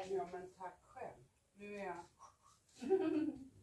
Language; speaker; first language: Swedish; non-native, learner; Thai